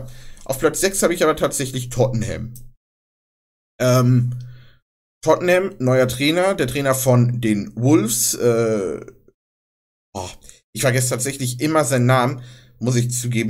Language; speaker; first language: German; native; German